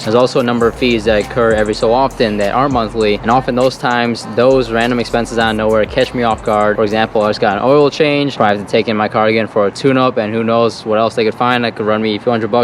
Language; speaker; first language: English; native; English